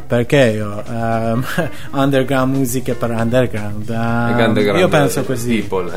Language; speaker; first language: Italian; non-native, learner; Persian